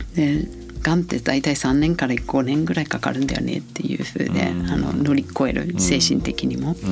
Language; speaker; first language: Japanese; non-native, fluent; English